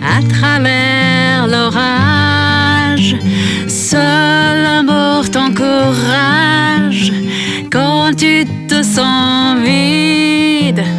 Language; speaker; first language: English; non-native, fluent; Czech